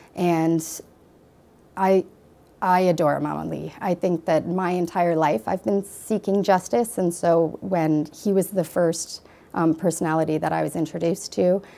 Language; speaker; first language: English; native; English